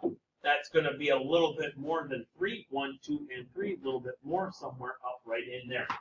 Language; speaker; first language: English; native; English